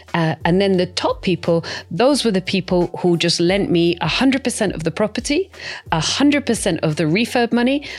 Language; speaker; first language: English; native; English